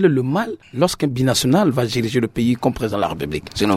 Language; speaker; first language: French; non-native, local second language; Sango